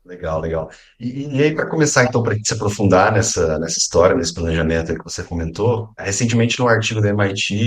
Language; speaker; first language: Portuguese; native; Portuguese